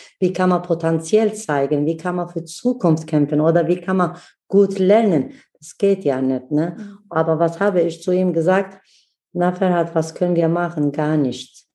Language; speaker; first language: German; non-native, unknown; Kurdish